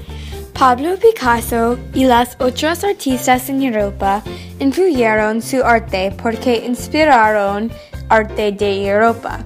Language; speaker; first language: Spanish; non-native, learner; English